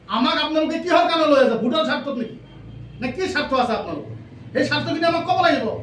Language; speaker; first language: Assamese; non-native, local second language; Bangla